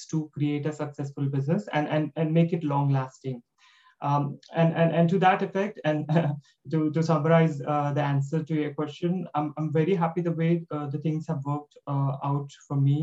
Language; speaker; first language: English; non-native, local second language; Hindi